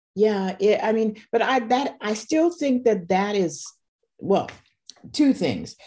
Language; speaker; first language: English; native; English